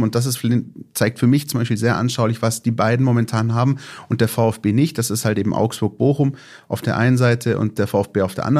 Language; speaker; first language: German; native; German